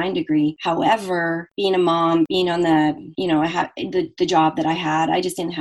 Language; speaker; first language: English; native; English